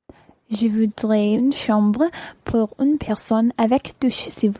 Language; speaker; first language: French; non-native, learner; English